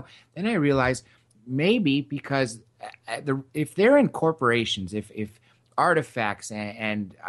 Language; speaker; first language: English; native; English